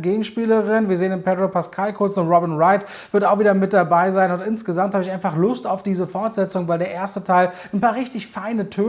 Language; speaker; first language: German; native; German